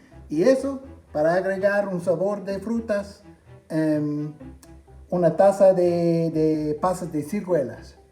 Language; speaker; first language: Spanish; non-native, fluent; English